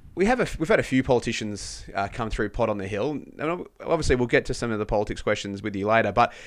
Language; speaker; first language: English; native; English